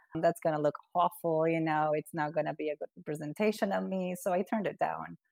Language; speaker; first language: English; non-native, fluent; Spanish